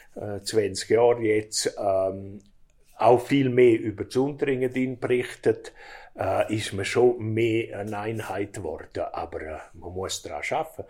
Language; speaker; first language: German; non-native, local second language; Romansh